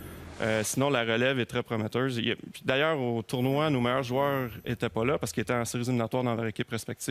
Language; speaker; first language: French; native; French